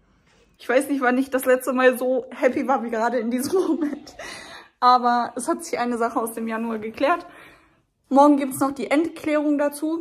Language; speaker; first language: German; native; German